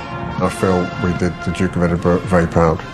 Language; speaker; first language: English; native; English